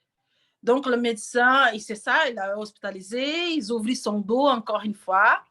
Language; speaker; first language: French; non-native, learner; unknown